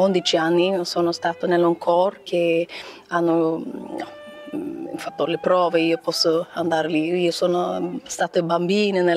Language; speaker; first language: Italian; non-native, learner; Swedish